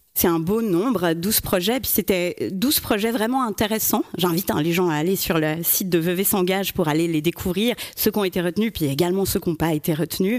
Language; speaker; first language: French; native; French